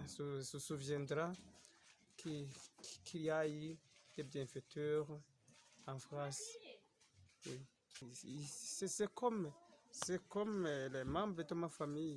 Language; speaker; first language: French; non-native, local second language; Rundi